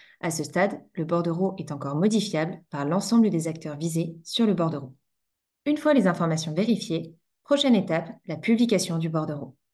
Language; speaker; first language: French; native; French